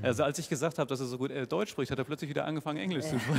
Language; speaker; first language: German; native; German